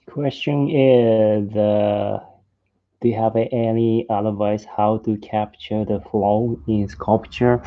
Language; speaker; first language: English; non-native, learner; Japanese